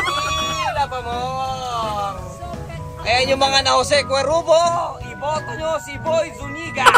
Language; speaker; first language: Filipino; native; Filipino